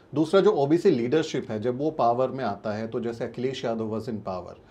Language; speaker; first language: Hindi; native; Hindi